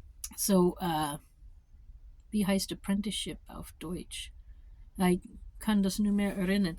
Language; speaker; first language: German; non-native, learner; English